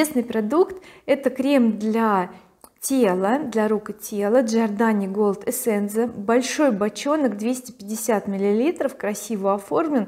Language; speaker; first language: Russian; native; Russian